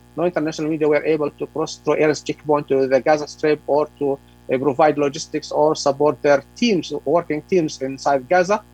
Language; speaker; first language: English; non-native, fluent; Arabic